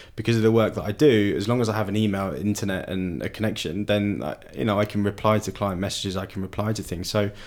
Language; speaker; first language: English; native; English